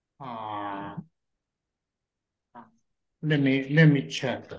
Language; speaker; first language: English; non-native, learner; Korean